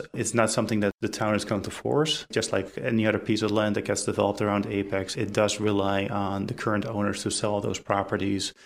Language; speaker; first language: English; non-native, fluent; Dutch